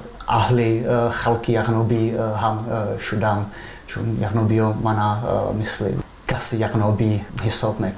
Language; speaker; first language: Persian; non-native, fluent; Slovak